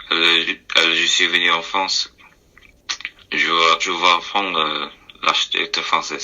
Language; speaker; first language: French; non-native, learner; Korean